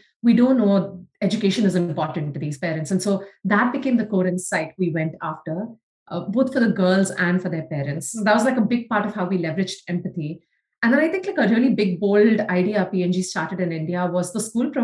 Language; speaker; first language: English; non-native, local second language; Tamil